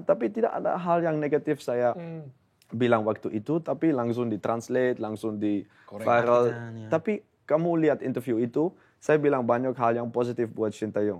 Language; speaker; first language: Indonesian; non-native, fluent; Dutch